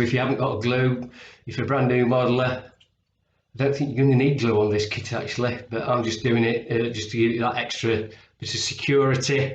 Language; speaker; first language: English; native; English